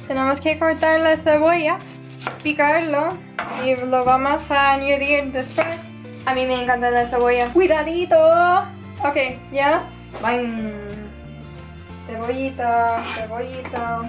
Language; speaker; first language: Spanish; non-native, fluent; English